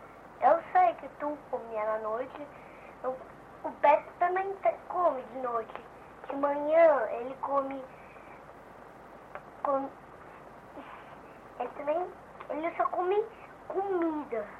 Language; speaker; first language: Portuguese; early bilingual, heritage; Portuguese